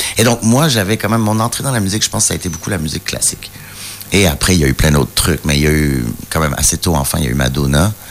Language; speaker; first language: French; native; French